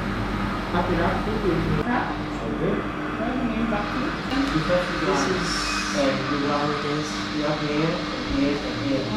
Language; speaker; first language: English; non-native, learner; Vietnamese